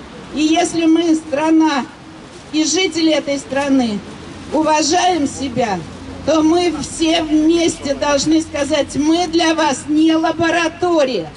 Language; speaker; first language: Russian; native; Russian